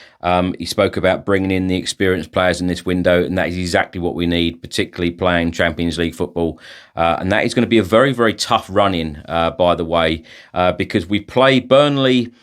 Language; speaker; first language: English; native; English